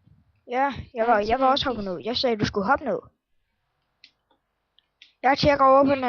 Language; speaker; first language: Danish; native; Danish